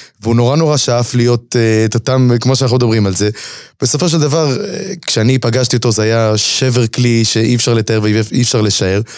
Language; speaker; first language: Hebrew; native; Hebrew